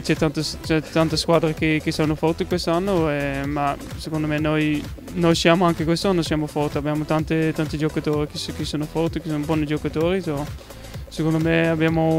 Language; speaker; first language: Italian; non-native, fluent; Dutch